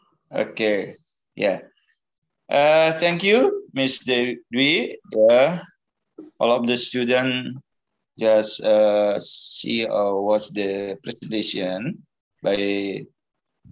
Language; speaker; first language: English; non-native, learner; Indonesian